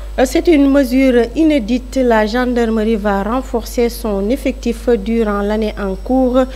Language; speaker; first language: French; non-native, local second language; Fula